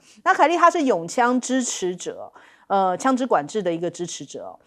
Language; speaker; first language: Chinese; native; Chinese